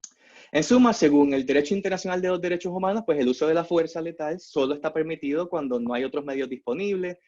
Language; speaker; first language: Spanish; native; Spanish